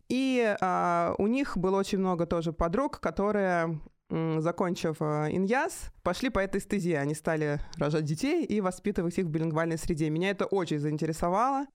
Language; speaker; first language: Russian; native; Russian